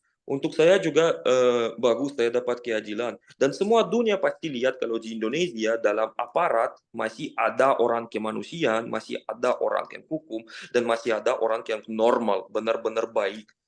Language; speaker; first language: Indonesian; non-native, fluent; Russian